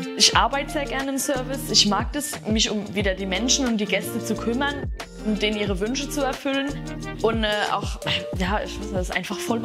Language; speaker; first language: German; native; German